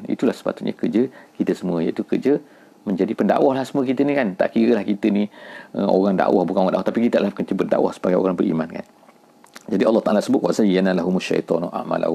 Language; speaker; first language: Malay; native; Malay